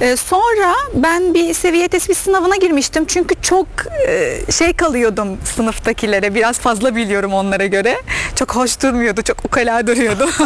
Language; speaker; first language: Turkish; non-native, fluent; Arabic